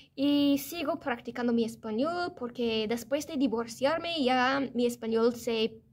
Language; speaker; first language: Spanish; non-native, fluent; English